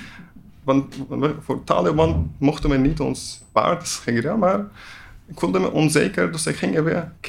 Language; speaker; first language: Dutch; non-native, learner; Persian